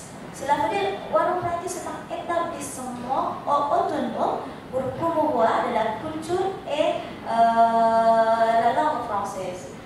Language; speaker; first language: French; non-native, fluent; Indonesian